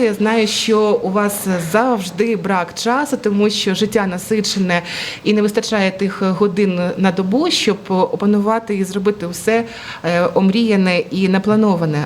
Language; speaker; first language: Ukrainian; native; Ukrainian